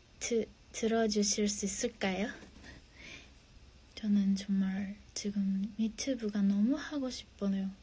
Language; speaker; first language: Korean; non-native, fluent; Japanese